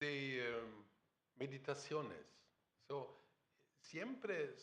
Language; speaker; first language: Spanish; non-native, fluent; German